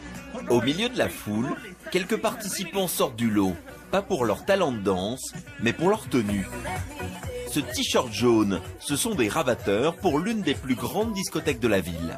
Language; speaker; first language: French; native; French